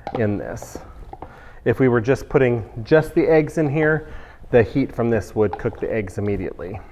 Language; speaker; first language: English; native; English